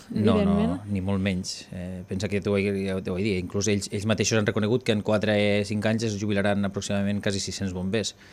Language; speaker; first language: Catalan; native; Catalan